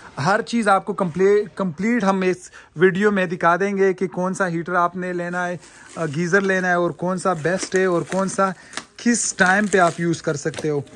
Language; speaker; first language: Urdu; non-native, local second language; Pashto